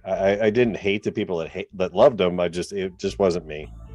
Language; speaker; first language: English; native; English